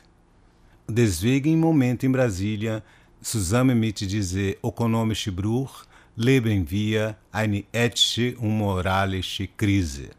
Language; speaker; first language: German; non-native, fluent; Portuguese